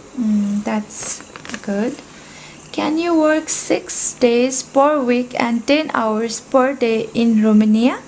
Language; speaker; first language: English; non-native, learner; Nepali